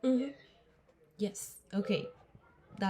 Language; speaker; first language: English; non-native, learner; Spanish